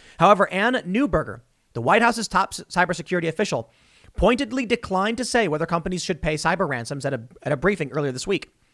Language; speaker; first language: English; native; English